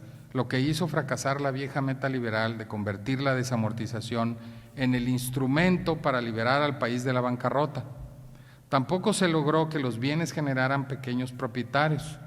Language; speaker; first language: Spanish; native; Spanish